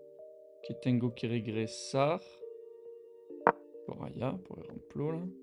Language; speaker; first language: Spanish; non-native, learner; French